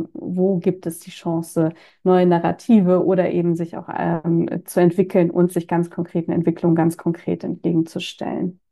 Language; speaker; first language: German; native; German